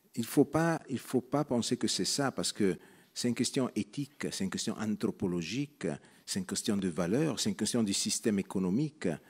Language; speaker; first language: French; non-native, local second language; Italian